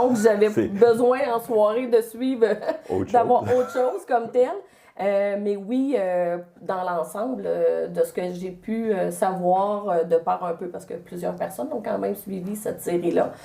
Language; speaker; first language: French; native; French